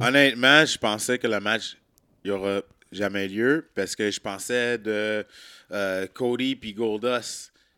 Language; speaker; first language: French; native; French